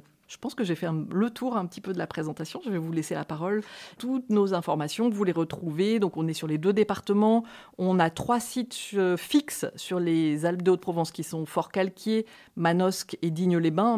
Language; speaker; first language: French; native; French